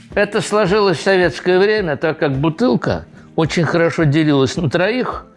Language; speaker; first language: Russian; native; Russian